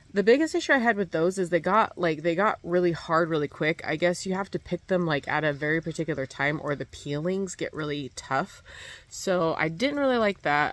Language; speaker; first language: English; native; English